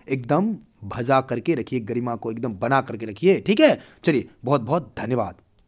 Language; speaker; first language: Hindi; native; Hindi